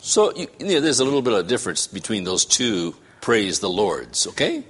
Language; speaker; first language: English; native; English